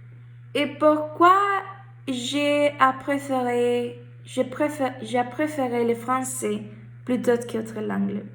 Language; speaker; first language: French; non-native, learner; Spanish